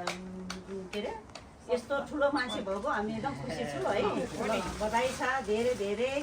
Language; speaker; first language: Nepali; non-native, local second language; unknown